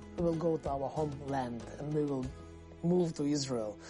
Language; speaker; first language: English; non-native, fluent; Russian